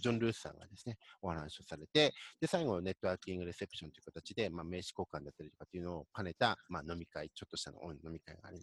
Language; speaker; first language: Japanese; native; Japanese